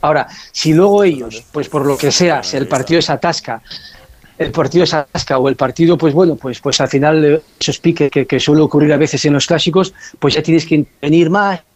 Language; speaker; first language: Spanish; native; Spanish